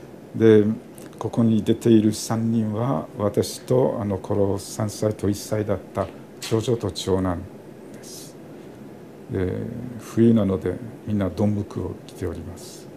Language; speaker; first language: Japanese; non-native, fluent; French